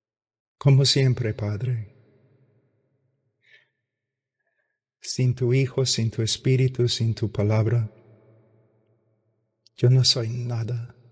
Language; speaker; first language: Spanish; non-native, fluent; English